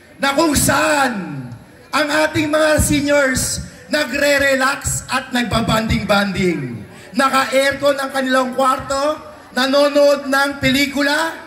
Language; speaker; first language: Filipino; native; Filipino